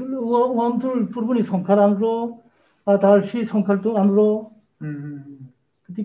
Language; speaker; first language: Czech; non-native, learner; Korean